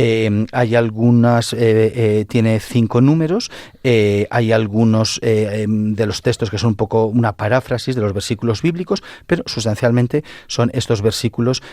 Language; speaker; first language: Spanish; native; Spanish